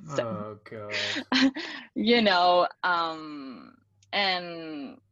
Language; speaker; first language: English; non-native, fluent; Spanish